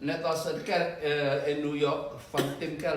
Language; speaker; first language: Dutch; non-native, fluent; Indonesian